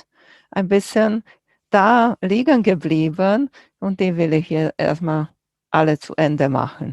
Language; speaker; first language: German; non-native, fluent; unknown